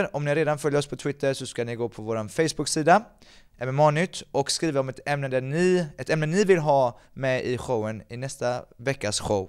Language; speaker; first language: Swedish; native; Swedish